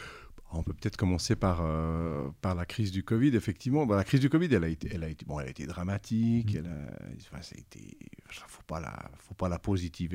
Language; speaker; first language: French; native; French